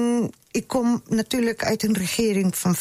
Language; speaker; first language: Dutch; non-native, fluent; Spanish